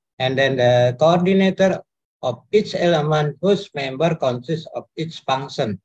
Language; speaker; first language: English; non-native, learner; Indonesian